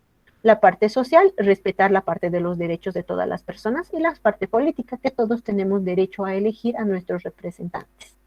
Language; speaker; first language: Spanish; native; Spanish